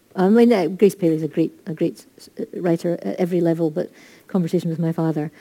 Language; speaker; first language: English; native; English